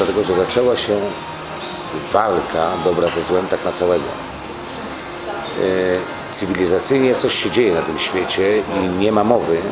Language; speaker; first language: Polish; native; Polish